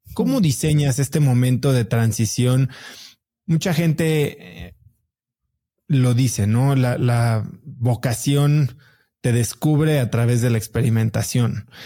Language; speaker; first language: Spanish; native; Spanish